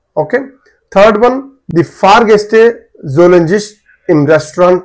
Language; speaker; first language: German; non-native, fluent; Telugu